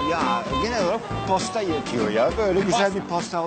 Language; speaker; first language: Turkish; non-native, learner; Dutch